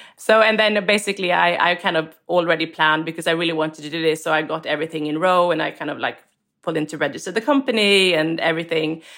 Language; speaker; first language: English; non-native, fluent; Swedish